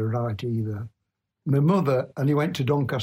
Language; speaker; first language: English; native; English